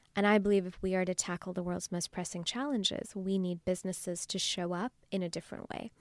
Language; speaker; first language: English; non-native, local second language; Urdu